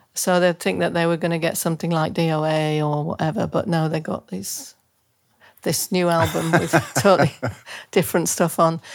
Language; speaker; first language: English; native; English